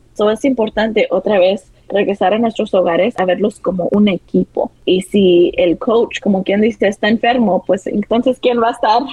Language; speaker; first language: Spanish; early bilingual, heritage; Spanish